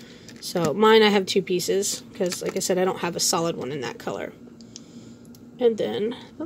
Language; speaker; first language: English; native; English